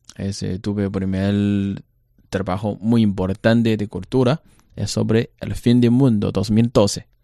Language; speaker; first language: Spanish; non-native, learner; Chinese